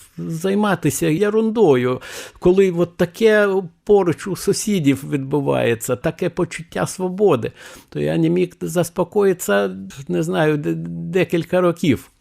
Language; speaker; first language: Ukrainian; non-native, fluent; Lithuanian